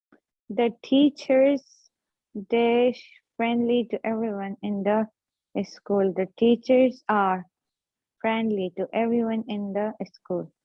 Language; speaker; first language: English; non-native, learner; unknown